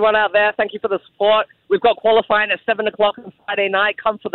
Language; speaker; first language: English; native; English